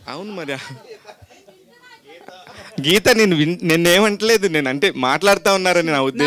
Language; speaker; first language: Telugu; native; Telugu